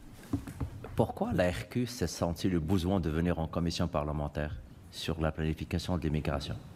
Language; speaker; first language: French; native; French